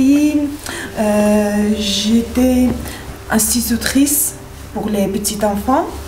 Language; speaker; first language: French; non-native, learner; Armenian